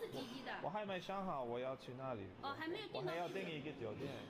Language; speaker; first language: Chinese; non-native, learner; English